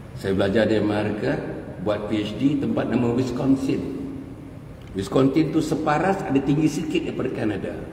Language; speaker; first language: Malay; native; Malay